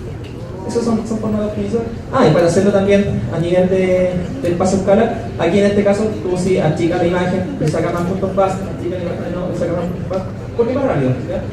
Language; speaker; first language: Spanish; native; Spanish